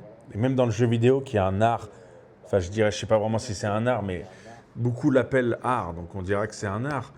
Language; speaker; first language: French; native; French